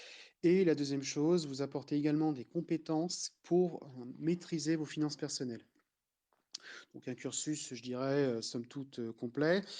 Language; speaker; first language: French; native; French